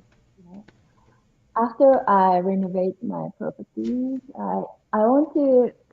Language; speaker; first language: English; non-native, learner; Japanese